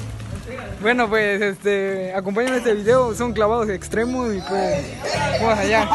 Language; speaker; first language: Spanish; native; Spanish